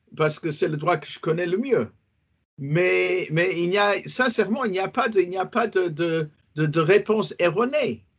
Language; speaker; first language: French; non-native, fluent; English